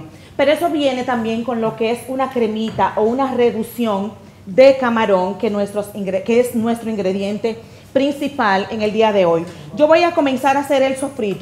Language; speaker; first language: Spanish; native; Spanish